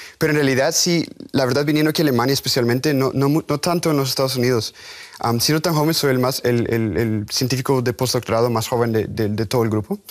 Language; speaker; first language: Spanish; native; Spanish